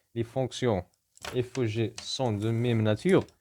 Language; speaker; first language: French; non-native, local second language; Arabic